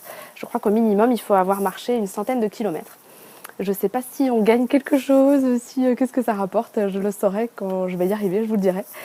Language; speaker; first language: French; native; French